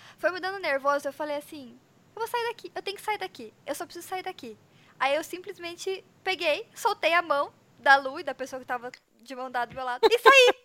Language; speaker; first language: Portuguese; native; Portuguese